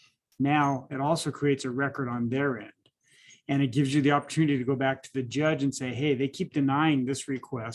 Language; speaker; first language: English; native; English